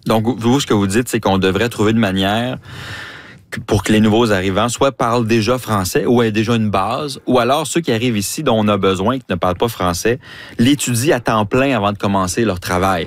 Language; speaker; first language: French; native; French